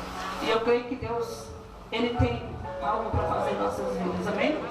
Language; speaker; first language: Portuguese; native; Portuguese